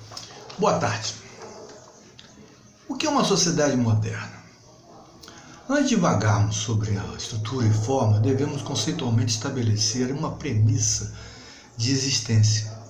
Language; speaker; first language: Portuguese; native; Portuguese